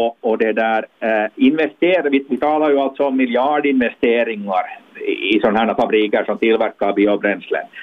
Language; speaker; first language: Swedish; native; Swedish